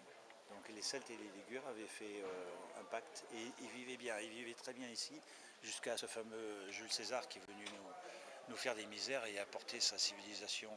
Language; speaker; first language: French; native; French